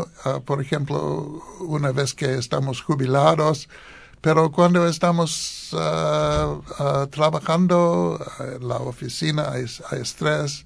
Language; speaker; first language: Spanish; non-native, learner; English